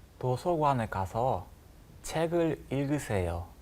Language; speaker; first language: Korean; non-native, learner; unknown